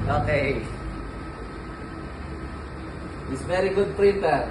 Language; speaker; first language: English; non-native, local second language; Filipino